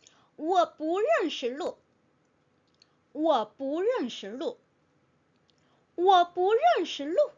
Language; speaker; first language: Chinese; non-native, fluent; Korean